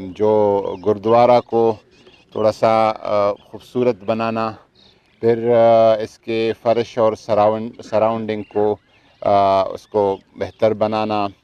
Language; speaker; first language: Urdu; non-native, local second language; Pashto